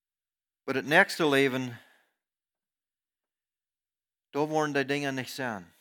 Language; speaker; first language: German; non-native, learner; Plautdietsch